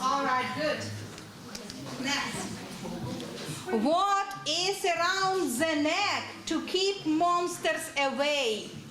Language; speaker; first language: English; non-native, fluent; Ukrainian